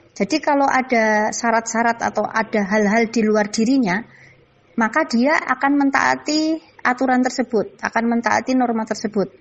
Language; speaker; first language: Indonesian; non-native, local second language; Javanese